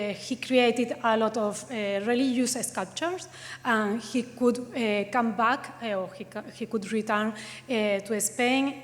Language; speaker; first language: English; non-native, fluent; Spanish